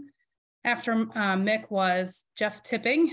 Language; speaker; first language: English; native; English